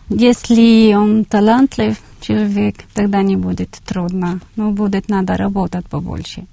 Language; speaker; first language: Russian; non-native, learner; Arabic